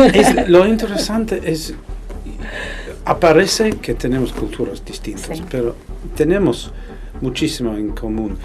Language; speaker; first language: Spanish; non-native, fluent; English